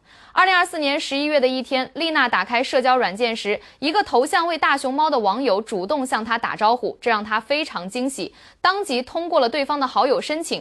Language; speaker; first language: Chinese; native; Chinese